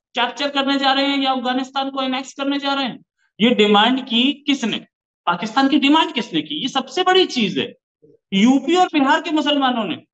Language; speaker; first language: Hindi; native; Hindi